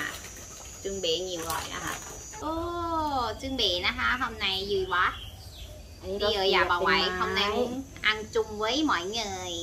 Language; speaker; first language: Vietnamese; non-native, learner; Thai